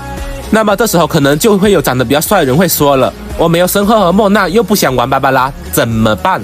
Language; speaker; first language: Chinese; native; Chinese